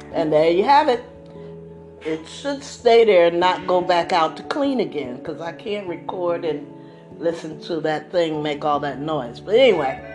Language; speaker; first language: English; native; English